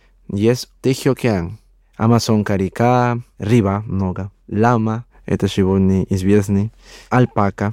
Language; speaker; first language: Russian; non-native, learner; Spanish